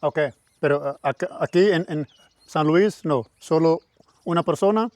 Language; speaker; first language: Spanish; non-native, learner; Urdu